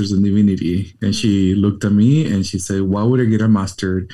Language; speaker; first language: English; non-native, fluent; Spanish